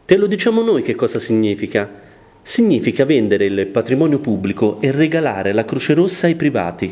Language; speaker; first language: Italian; native; Italian